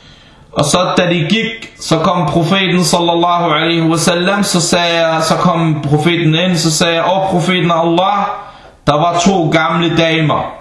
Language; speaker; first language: Danish; non-native, fluent; Arabic